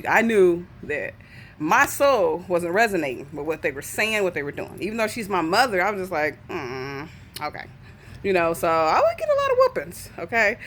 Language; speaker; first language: English; native; English